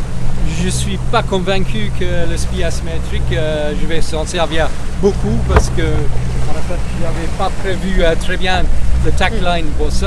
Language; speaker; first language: French; non-native, fluent; English